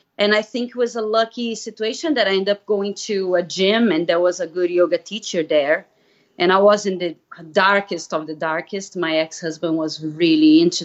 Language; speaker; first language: English; non-native, fluent; Portuguese